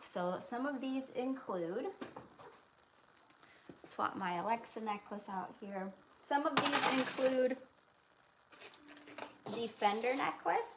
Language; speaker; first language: English; native; English